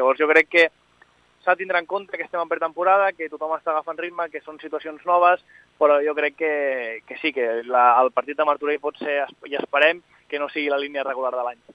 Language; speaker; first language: Catalan; native; Catalan